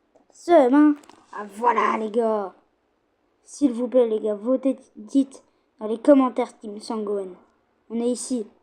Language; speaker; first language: French; native; French